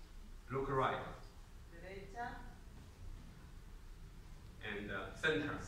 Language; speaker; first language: English; non-native, learner; Chinese